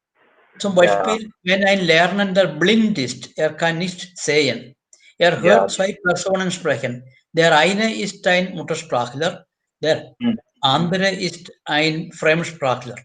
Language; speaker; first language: German; non-native, fluent; Malayalam